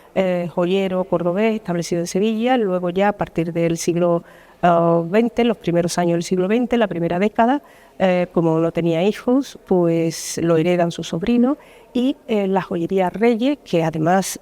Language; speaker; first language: Spanish; native; Spanish